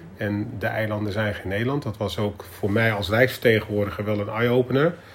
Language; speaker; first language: Dutch; native; Dutch